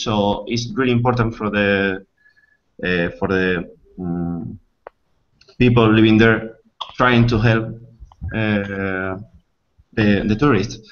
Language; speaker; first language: English; non-native, learner; Spanish